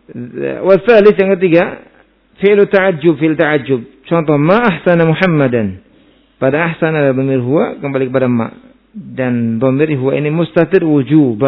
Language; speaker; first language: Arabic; non-native, fluent; Indonesian